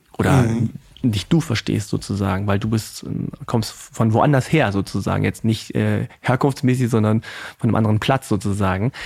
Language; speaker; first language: German; native; German